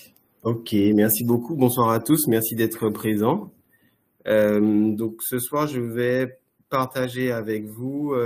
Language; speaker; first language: French; native; French